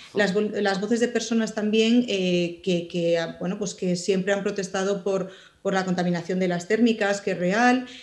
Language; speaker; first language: Spanish; native; Spanish